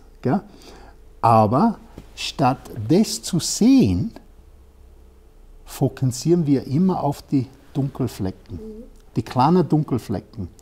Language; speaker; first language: German; non-native, fluent; English